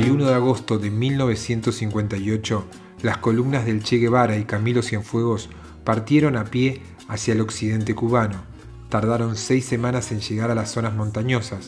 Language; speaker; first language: Spanish; native; Spanish